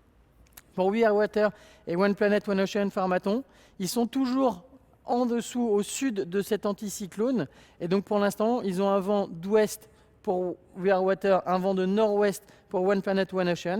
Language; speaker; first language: French; native; French